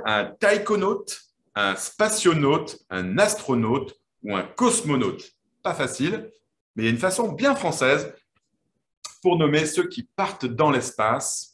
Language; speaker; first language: French; native; French